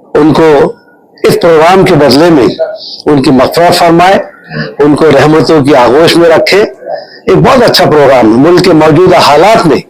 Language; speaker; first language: Urdu; native; Urdu